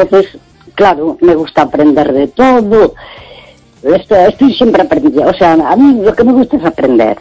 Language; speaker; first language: Spanish; native; Spanish